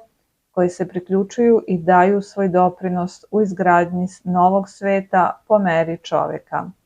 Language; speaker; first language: Serbian; native; Serbian